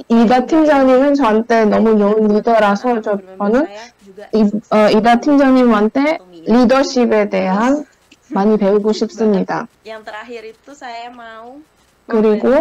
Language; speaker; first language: Korean; non-native, learner; Indonesian